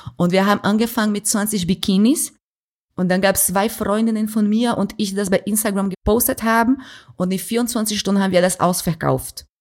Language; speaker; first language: German; non-native, fluent; Portuguese